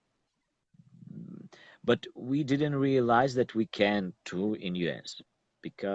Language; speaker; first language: English; non-native, learner; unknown